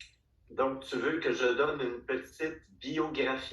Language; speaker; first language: French; native; French